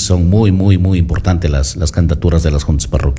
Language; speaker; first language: Spanish; native; Spanish